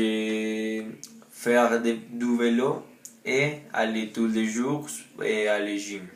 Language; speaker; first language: French; non-native, learner; Spanish